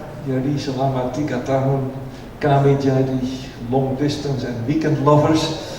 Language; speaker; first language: Indonesian; non-native, fluent; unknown